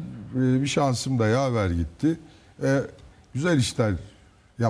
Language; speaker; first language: Turkish; native; Turkish